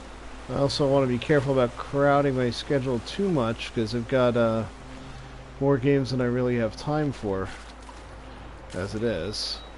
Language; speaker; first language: English; native; English